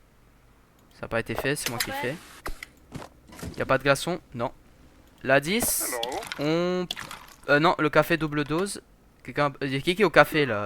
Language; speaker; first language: French; native; French